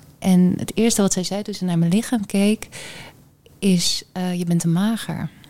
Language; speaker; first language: Dutch; early bilingual, heritage; Dutch